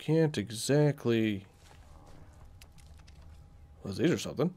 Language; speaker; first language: English; native; English